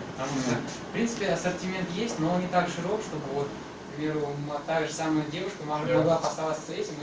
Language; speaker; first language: Russian; native; Russian